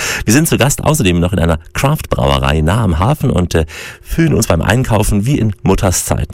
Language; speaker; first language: German; native; German